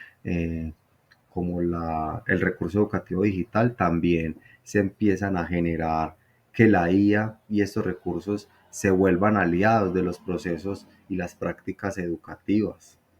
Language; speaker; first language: Spanish; native; Spanish